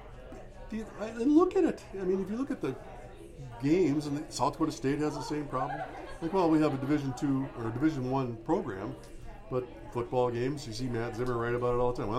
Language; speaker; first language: English; native; English